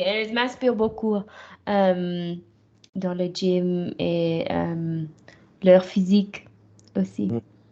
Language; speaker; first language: French; non-native, fluent; German